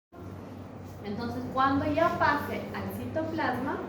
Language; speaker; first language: Spanish; native; Spanish